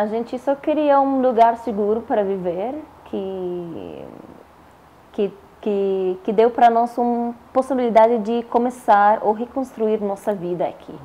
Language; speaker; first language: Portuguese; non-native, learner; Arabic